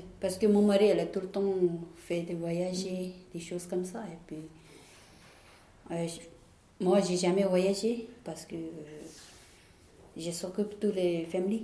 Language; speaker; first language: French; non-native, learner; Tibetan